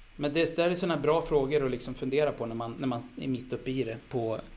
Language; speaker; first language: Swedish; native; Swedish